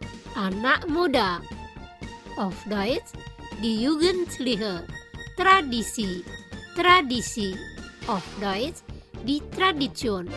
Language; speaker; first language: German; non-native, fluent; Indonesian